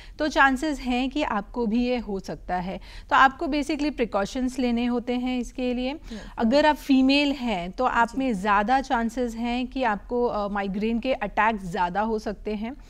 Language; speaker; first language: Hindi; native; Hindi